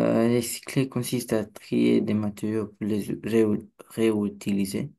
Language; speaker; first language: French; non-native, learner; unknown